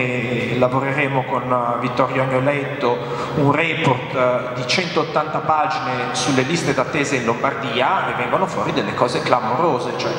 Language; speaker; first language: Italian; native; Italian